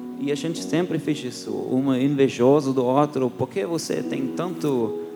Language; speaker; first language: Portuguese; non-native, fluent; German